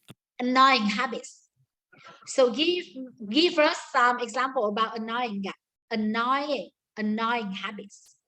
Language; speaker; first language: English; non-native, learner; Vietnamese